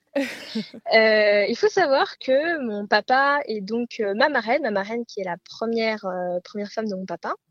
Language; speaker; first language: French; native; French